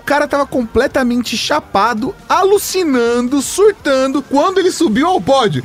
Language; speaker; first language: Portuguese; native; Portuguese